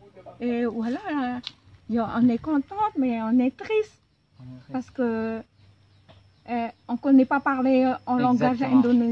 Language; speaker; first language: French; non-native, local second language; Javanese